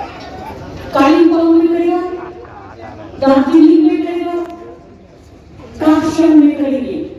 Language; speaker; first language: Hindi; non-native, local second language; Bangla